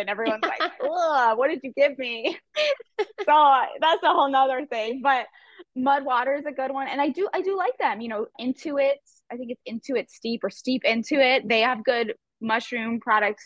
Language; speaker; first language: English; native; English